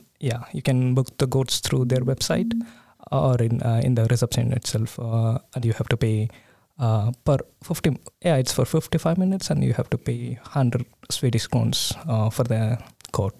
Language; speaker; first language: English; non-native, local second language; Tamil